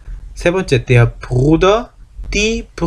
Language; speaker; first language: German; non-native, fluent; Korean